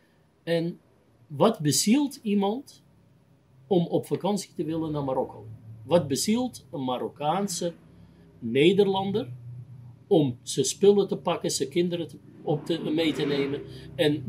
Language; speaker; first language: Dutch; native; Dutch